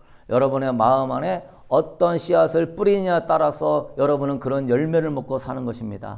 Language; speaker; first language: Korean; native; Korean